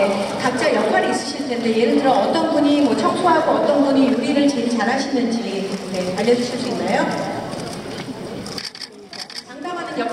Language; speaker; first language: Korean; non-native, fluent; Cantonese